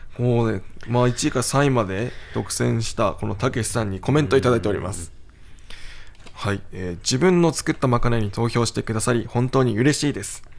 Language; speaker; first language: Japanese; native; Japanese